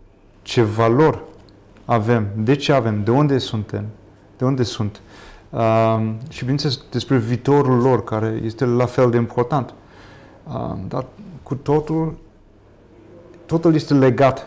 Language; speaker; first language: Romanian; non-native, fluent; English